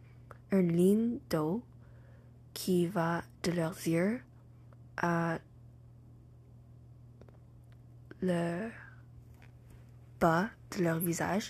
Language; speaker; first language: French; non-native, learner; English